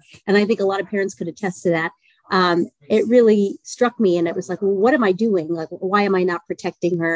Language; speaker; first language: English; native; English